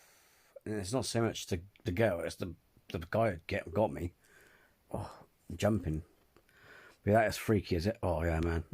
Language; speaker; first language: English; native; English